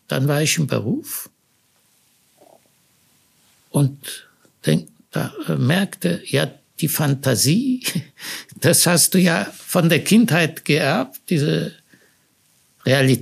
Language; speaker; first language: German; early bilingual, other home language; Hebrew